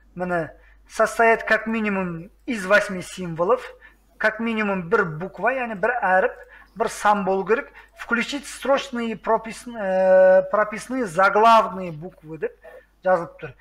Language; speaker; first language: Russian; non-native, local second language; Kazakh